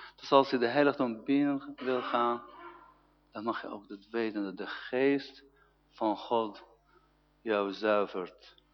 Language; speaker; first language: Dutch; non-native, fluent; Arabic